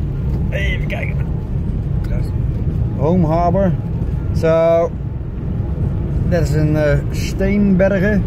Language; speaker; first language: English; non-native, learner; Dutch